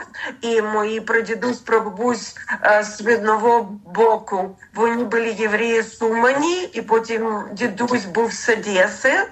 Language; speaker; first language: Ukrainian; non-native, learner; Russian